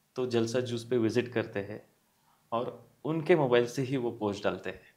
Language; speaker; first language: Hindi; non-native, local second language; Marathi